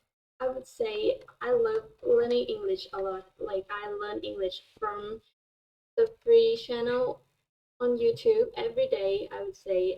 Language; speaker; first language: English; non-native, fluent; Thai